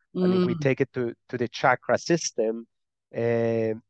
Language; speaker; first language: English; non-native, fluent; Spanish